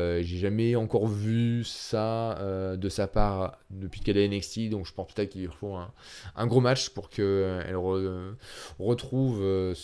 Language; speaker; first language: French; native; French